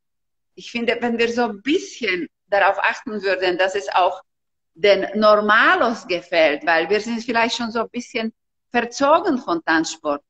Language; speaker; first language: German; non-native, fluent; Slovak